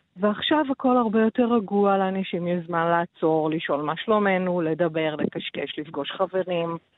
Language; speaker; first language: Hebrew; native; Hebrew